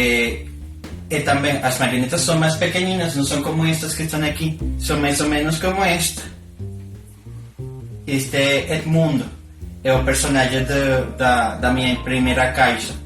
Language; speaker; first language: Portuguese; non-native, learner; Spanish